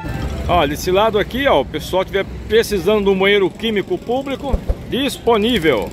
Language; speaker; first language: Portuguese; native; Portuguese